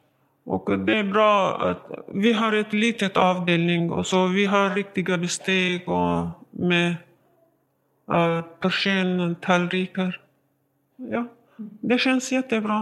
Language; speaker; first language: Swedish; non-native, learner; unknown